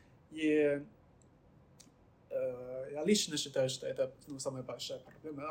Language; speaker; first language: Russian; non-native, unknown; Chinese